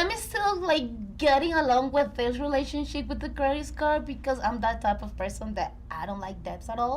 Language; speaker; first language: English; non-native, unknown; Spanish